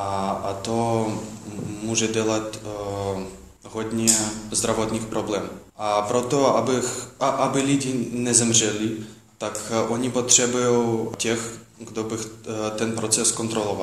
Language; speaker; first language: Czech; non-native, learner; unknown